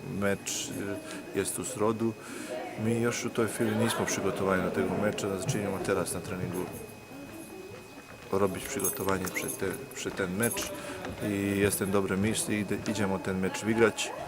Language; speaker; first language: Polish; non-native, learner; Serbian